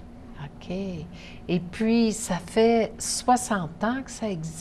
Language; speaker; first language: French; native; French